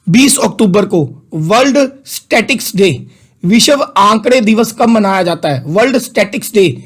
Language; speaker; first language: Hindi; non-native, local second language; Punjabi